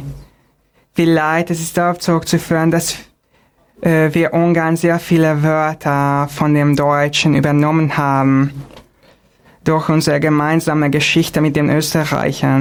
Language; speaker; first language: German; non-native, fluent; Hungarian